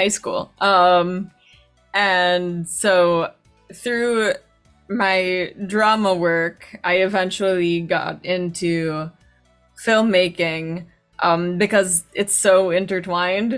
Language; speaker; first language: English; non-native, local second language; Filipino